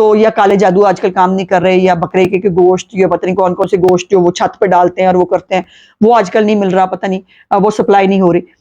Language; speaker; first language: Urdu; non-native, local second language; Punjabi